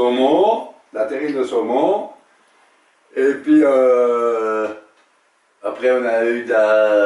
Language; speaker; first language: French; native; French